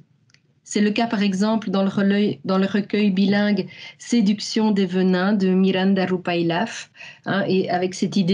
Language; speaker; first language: French; native; French